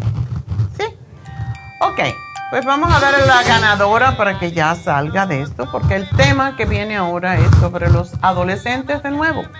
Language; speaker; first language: Spanish; native; Spanish